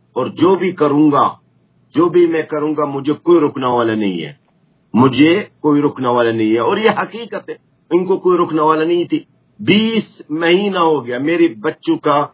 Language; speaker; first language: Urdu; non-native, fluent; Arabic